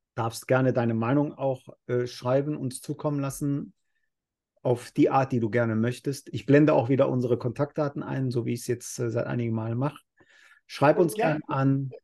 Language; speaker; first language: German; non-native, fluent; Spanish